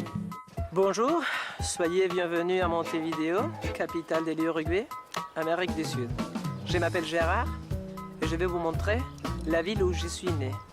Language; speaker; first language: French; non-native, fluent; Spanish